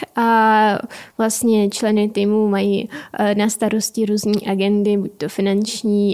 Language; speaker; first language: Czech; non-native, fluent; Ukrainian